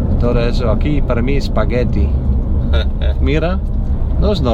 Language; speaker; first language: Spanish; non-native, learner; English